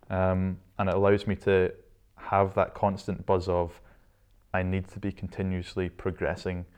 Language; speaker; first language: English; native; English